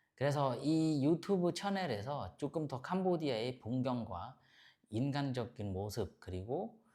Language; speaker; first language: Korean; non-native, fluent; Khmer